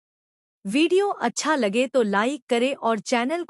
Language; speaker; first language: Hindi; native; Hindi